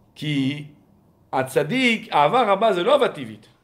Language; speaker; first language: Hebrew; non-native, fluent; French